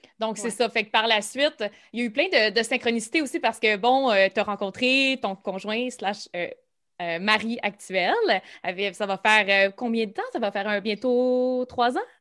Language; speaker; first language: French; native; French